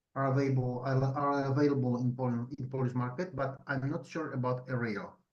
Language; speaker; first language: English; non-native, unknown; Polish